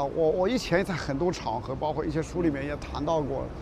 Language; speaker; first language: Chinese; native; Chinese